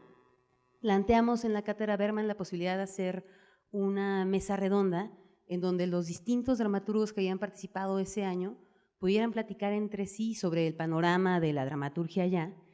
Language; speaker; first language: Spanish; native; Spanish